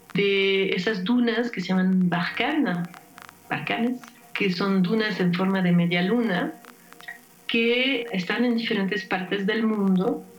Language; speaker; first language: Spanish; non-native, fluent; French